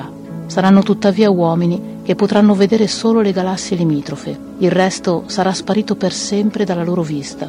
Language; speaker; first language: Italian; native; Italian